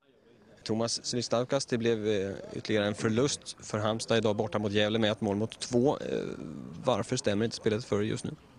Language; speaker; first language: Swedish; native; Swedish